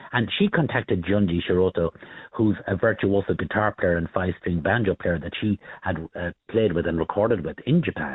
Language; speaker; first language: English; native; English